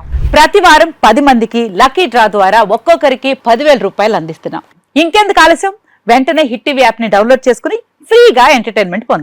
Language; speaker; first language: Telugu; native; Telugu